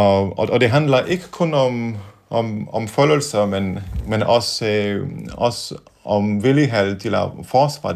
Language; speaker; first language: Danish; non-native, fluent; Polish